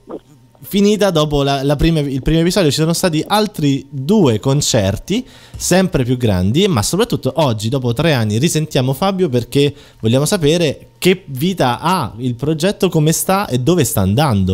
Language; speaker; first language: Italian; native; Italian